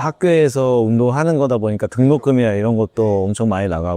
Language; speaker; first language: Korean; native; Korean